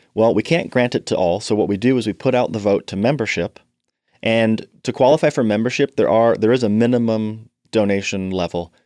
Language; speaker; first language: English; native; English